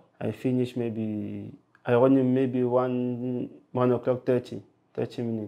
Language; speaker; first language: English; non-native, local second language; French